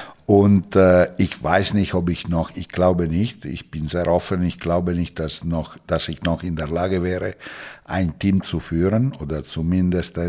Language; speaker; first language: German; non-native, fluent; Italian